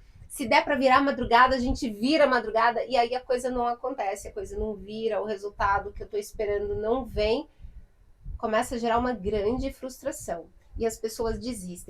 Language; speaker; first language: Portuguese; native; Portuguese